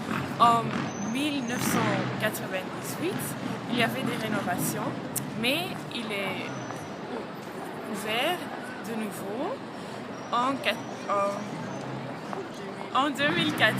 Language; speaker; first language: French; non-native, learner; Dutch